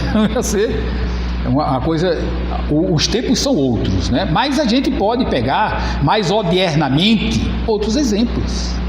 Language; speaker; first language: Portuguese; native; Portuguese